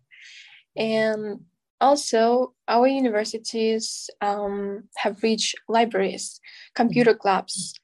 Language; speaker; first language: English; non-native, fluent; Kazakh